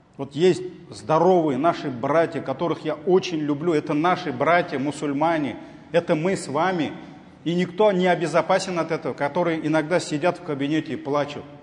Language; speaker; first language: Russian; non-native, local second language; Tatar